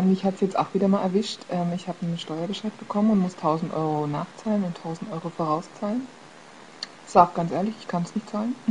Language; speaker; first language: German; native; German